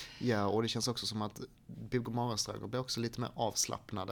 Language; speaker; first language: Swedish; native; Swedish